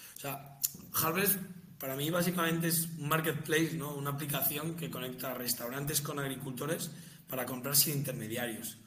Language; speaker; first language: Spanish; native; Spanish